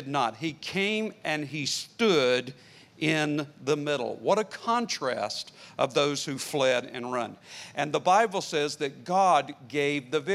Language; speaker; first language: English; native; English